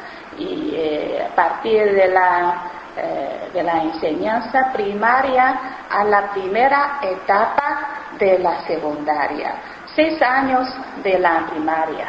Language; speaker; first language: Spanish; non-native, fluent; Chinese